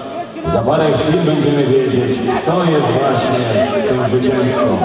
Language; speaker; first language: Polish; native; Polish